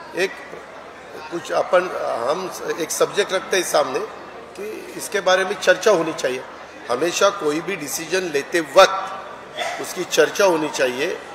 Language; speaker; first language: Hindi; non-native, local second language; Marathi